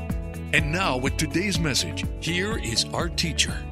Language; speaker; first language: English; native; English